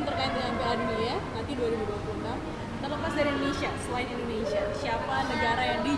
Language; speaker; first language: Indonesian; native; Indonesian